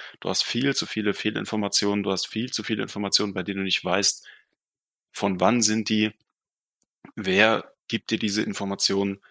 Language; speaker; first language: German; non-native, fluent; Russian